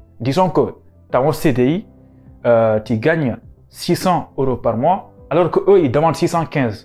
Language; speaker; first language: French; non-native, local second language; Wolof